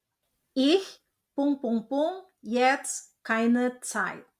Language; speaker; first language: German; non-native, fluent; Indonesian